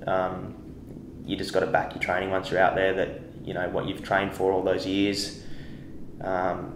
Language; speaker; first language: English; native; English